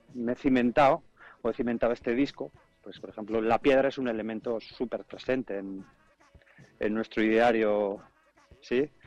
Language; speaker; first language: Spanish; non-native, local second language; Basque